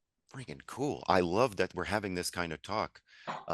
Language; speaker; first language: English; native; English